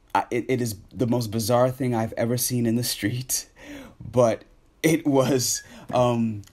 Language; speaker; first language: English; native; English